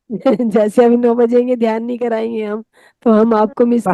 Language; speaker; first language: Hindi; native; Hindi